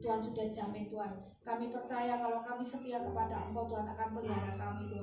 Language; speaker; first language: Indonesian; non-native, local second language; Javanese